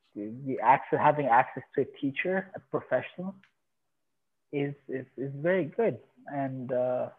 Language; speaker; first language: English; non-native, fluent; Persian